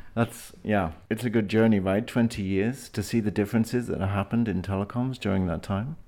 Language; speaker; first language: English; native; English